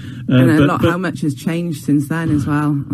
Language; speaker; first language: English; native; English